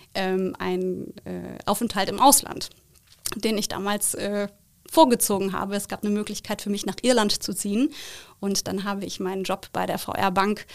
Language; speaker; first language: German; native; German